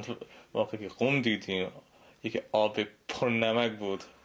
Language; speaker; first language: Persian; non-native, fluent; English